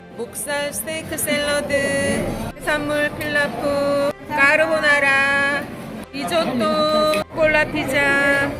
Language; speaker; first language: Korean; native; Korean